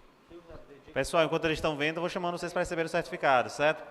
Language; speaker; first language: Portuguese; native; Portuguese